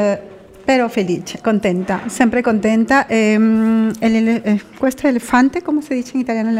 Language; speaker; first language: Italian; non-native, learner; Spanish